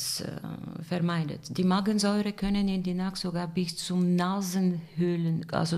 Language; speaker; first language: German; non-native, fluent; Bulgarian